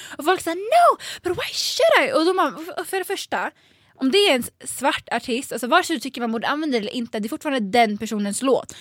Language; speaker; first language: Swedish; native; Swedish